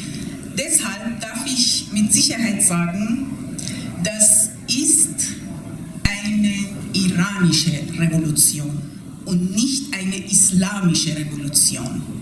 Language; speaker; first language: German; non-native, fluent; Persian